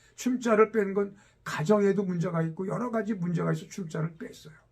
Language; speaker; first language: Korean; native; Korean